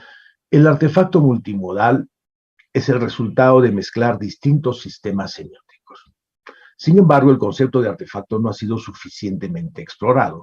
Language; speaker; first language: Spanish; native; Spanish